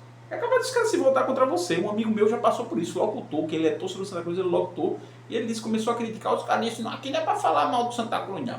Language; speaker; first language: Portuguese; native; Portuguese